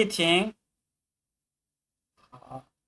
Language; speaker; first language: Chinese; non-native, fluent; Vietnamese